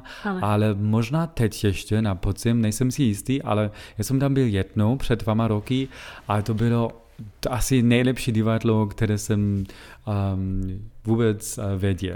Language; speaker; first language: Czech; non-native, fluent; German